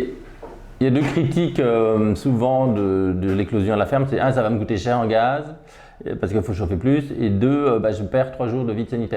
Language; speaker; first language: French; native; French